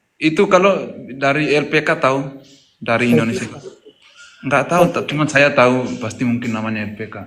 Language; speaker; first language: Indonesian; non-native, local second language; Tetum